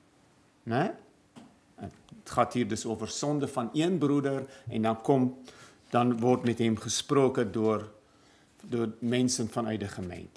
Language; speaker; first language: Dutch; non-native, fluent; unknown